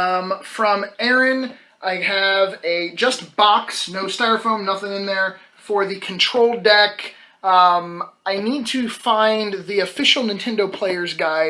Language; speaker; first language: English; native; English